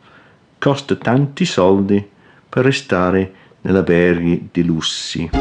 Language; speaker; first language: Italian; non-native, fluent; English